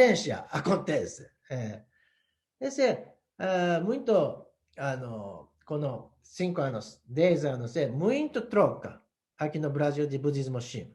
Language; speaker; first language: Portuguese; non-native, learner; Japanese